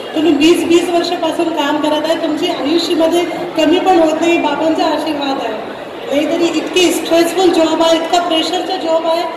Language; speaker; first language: Marathi; non-native, fluent; Hindi